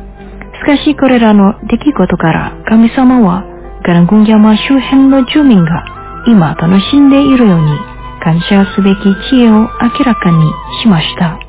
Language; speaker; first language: Japanese; non-native, fluent; Indonesian